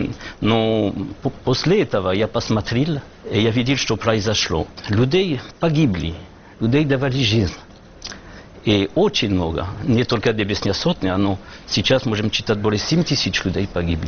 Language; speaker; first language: Russian; non-native, learner; French